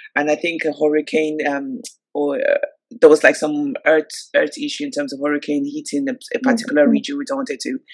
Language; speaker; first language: English; native; English